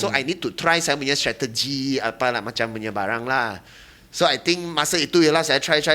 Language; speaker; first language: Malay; non-native, local second language; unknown